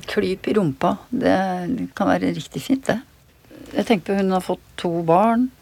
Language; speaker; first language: Norwegian; native; Norwegian